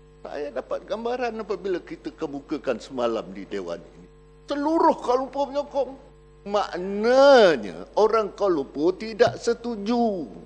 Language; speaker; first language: Malay; native; Malay